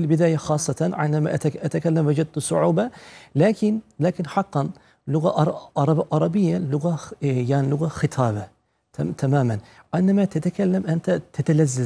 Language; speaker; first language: Arabic; non-native, fluent; Turkish